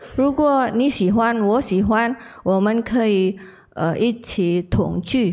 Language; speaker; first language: Chinese; non-native, learner; Indonesian